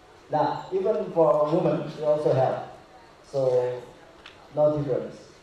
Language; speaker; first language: English; non-native, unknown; Indonesian